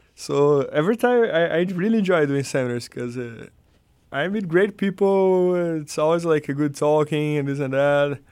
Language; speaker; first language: English; non-native, fluent; Portuguese